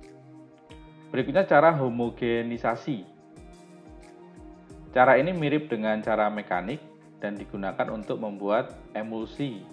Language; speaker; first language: Indonesian; native; Indonesian